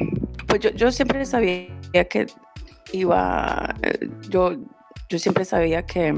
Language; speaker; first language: Spanish; early bilingual, heritage; Spanish